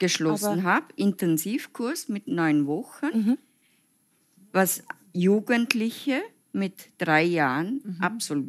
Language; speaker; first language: German; non-native, fluent; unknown